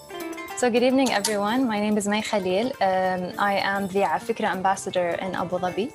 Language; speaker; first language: English; non-native, fluent; Arabic